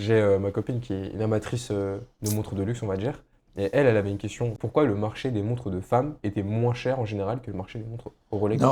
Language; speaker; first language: French; native; French